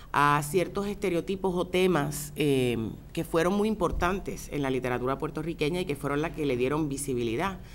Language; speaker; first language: Spanish; native; Spanish